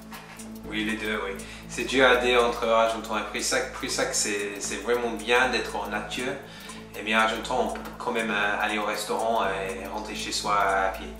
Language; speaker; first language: French; non-native, fluent; English